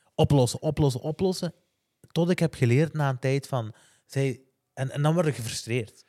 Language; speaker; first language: Dutch; native; Dutch